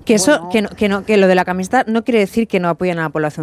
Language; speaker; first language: Spanish; native; Spanish